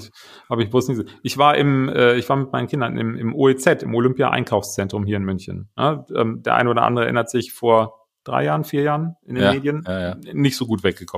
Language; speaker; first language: German; native; German